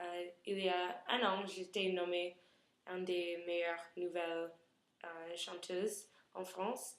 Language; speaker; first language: French; non-native, learner; English